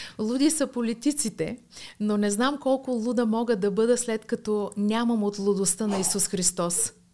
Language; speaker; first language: Bulgarian; native; Bulgarian